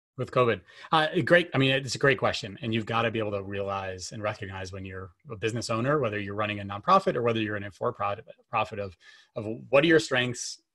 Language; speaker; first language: English; native; English